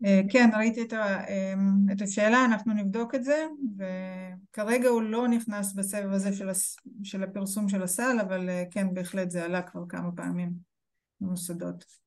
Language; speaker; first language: Hebrew; native; Hebrew